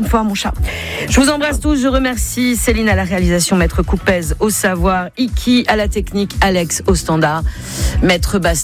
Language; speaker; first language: French; native; French